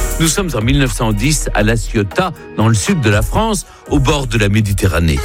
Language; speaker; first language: French; native; French